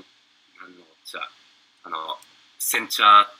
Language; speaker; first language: Japanese; non-native, learner; English